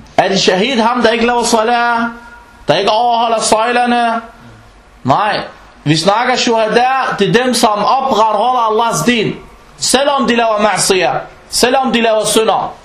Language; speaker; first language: Danish; non-native, fluent; Arabic